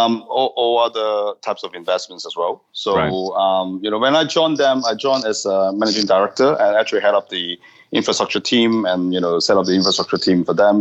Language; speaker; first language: English; non-native, local second language; Cantonese